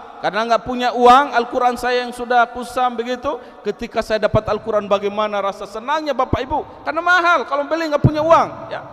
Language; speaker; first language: Indonesian; non-native, local second language; Tetum